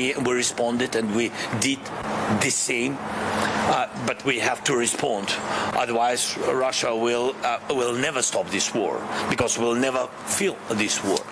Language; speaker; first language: English; non-native, learner; Russian